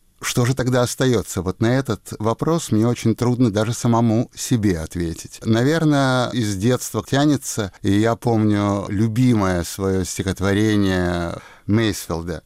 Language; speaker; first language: Russian; native; Russian